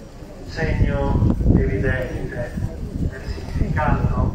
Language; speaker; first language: Italian; native; Italian